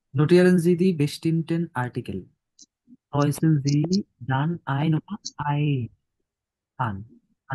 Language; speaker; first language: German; non-native, fluent; Bangla